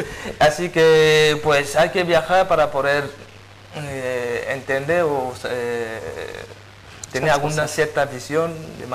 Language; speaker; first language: Spanish; non-native, fluent; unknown